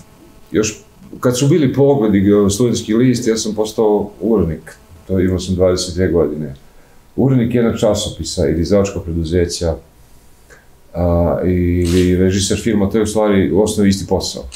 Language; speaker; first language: Croatian; native; Croatian